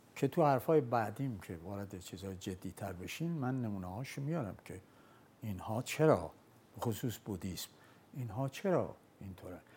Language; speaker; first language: Persian; non-native, local second language; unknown